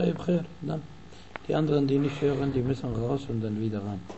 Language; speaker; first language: German; non-native, fluent; Arabic